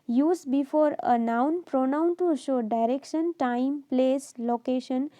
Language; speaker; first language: English; non-native, local second language; Gujarati